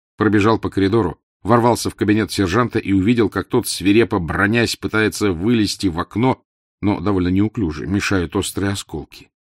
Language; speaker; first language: Russian; native; Russian